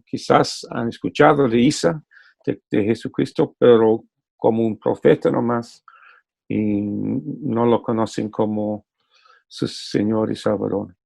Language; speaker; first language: Spanish; non-native, fluent; English